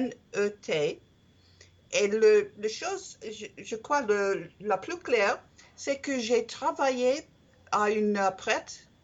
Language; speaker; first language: French; non-native, learner; English